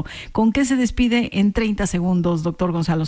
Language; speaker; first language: Spanish; native; Spanish